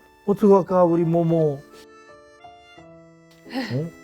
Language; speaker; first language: Korean; native; Korean